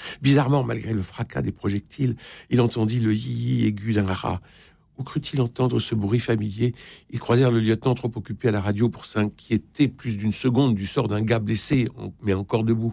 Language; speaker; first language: French; native; French